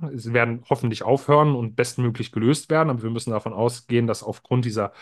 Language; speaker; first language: German; native; German